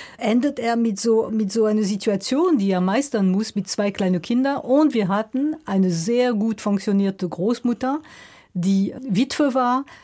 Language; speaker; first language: German; non-native, local second language; French